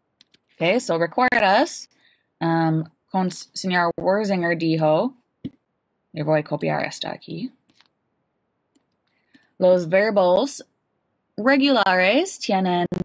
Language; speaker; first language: Spanish; non-native, learner; English